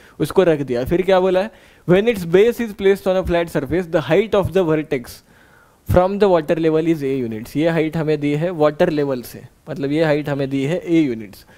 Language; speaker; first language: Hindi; non-native, local second language; Marathi